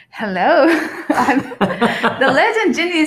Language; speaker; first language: English; non-native, learner; Korean